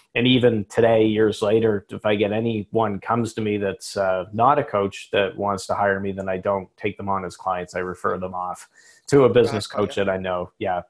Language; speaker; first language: English; native; English